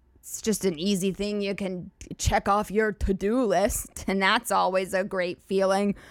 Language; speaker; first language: English; native; English